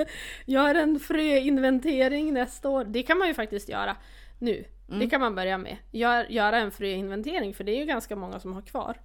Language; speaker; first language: Swedish; native; Swedish